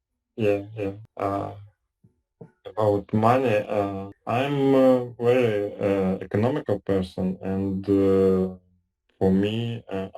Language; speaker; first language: English; non-native, learner; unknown